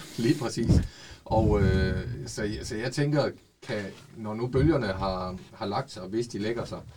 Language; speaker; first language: Danish; native; Danish